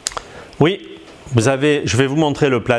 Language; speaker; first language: French; native; French